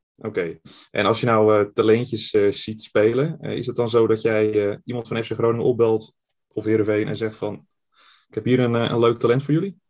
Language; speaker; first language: Dutch; native; Dutch